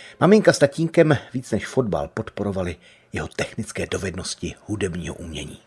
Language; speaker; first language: Czech; native; Czech